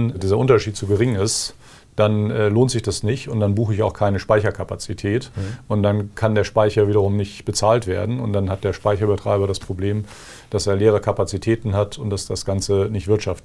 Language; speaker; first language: German; native; German